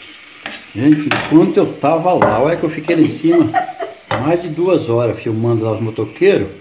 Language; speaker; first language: Portuguese; native; Portuguese